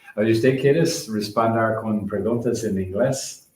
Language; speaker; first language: Spanish; non-native, learner; English